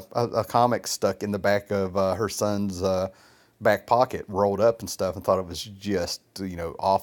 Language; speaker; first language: English; native; English